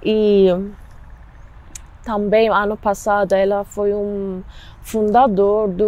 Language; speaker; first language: Portuguese; non-native, learner; Persian